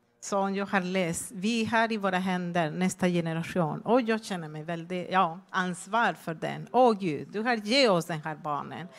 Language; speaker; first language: Swedish; non-native, fluent; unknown